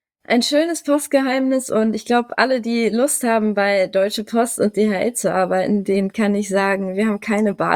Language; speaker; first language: German; native; German